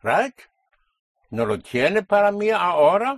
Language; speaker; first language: Spanish; non-native, fluent; English